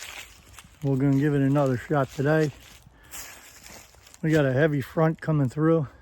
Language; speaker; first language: English; native; English